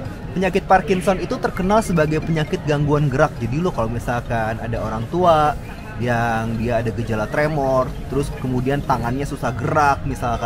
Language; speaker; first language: Indonesian; native; Indonesian